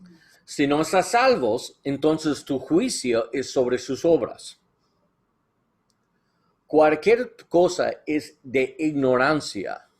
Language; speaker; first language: Spanish; non-native, learner; English